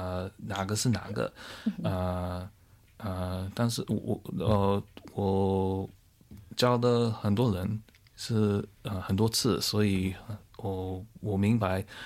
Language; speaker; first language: Chinese; early bilingual, heritage; Chinese